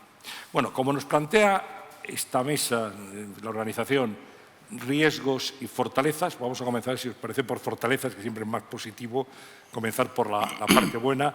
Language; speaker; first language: Spanish; native; Spanish